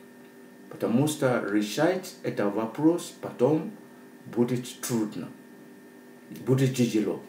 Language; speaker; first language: Russian; non-native, learner; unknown